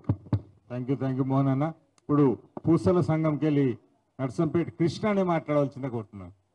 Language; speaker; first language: Telugu; native; Telugu